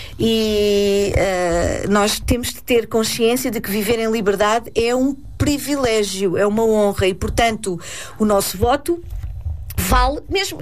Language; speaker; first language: Portuguese; native; Portuguese